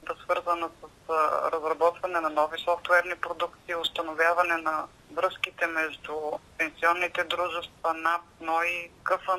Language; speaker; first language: Bulgarian; native; Bulgarian